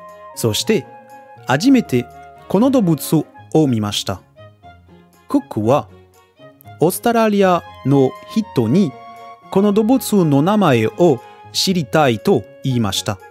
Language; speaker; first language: Japanese; non-native, learner; French